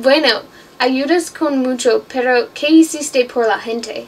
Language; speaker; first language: Spanish; non-native, learner; English